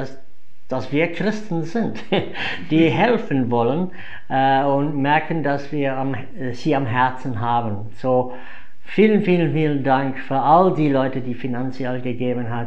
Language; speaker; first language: German; non-native, fluent; English